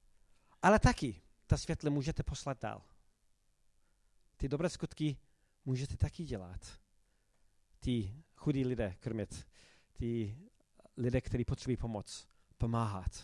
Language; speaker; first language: Czech; non-native, fluent; English